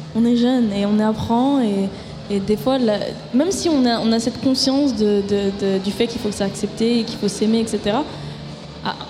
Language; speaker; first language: French; native; French